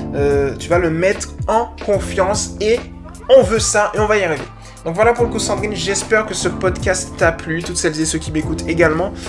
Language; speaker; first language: French; native; French